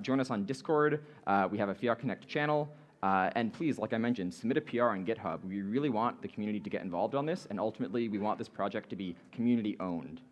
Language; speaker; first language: English; native; English